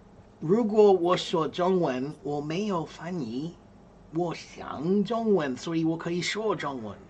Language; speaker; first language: Chinese; non-native, learner; English